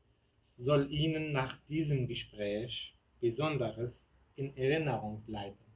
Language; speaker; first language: German; non-native, learner; Kurdish